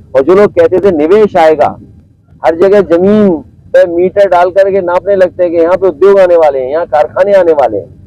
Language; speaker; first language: Hindi; native; Hindi